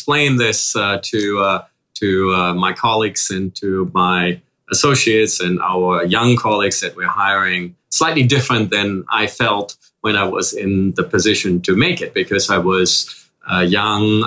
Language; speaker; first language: English; non-native, fluent; German